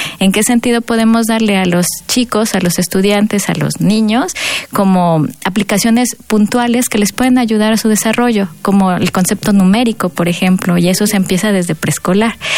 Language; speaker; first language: Spanish; native; Spanish